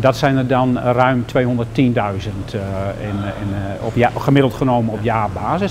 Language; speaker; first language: Dutch; native; Dutch